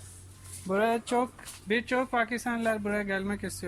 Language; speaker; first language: Turkish; non-native, learner; Urdu